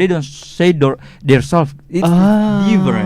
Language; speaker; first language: English; non-native, learner; Indonesian